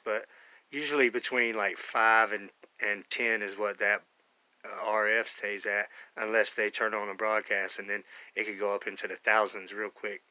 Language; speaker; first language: English; native; English